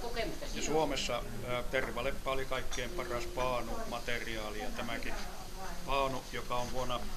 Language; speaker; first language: Finnish; native; Finnish